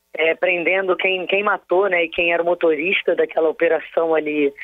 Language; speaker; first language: Portuguese; native; Portuguese